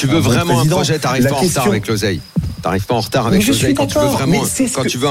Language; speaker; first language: French; native; French